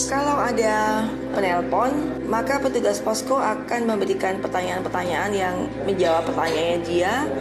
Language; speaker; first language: Indonesian; native; Indonesian